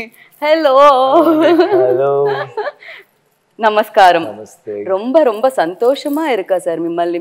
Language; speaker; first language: Telugu; native; Telugu